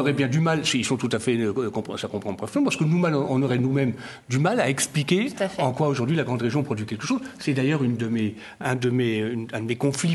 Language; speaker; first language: French; native; French